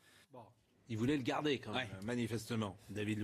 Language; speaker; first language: French; native; French